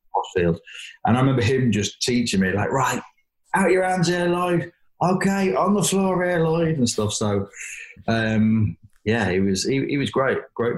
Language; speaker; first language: English; native; English